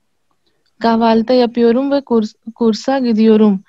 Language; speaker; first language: Turkish; non-native, learner; Urdu